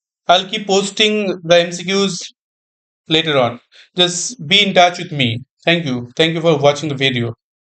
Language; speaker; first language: English; non-native, local second language; Bangla